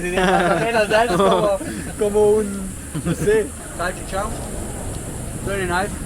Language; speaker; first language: Spanish; non-native, learner; German